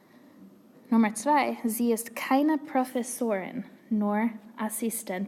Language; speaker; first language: German; non-native, fluent; English